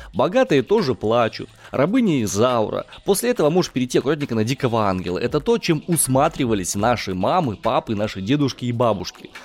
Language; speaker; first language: Russian; native; Russian